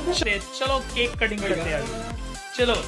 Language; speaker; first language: Hindi; non-native, local second language; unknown